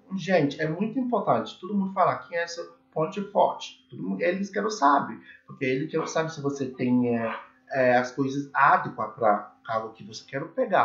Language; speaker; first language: Portuguese; non-native, learner; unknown